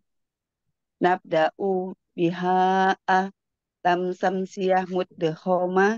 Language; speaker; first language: Arabic; non-native, learner; Indonesian